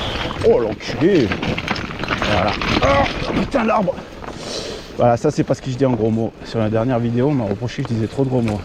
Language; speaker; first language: French; native; French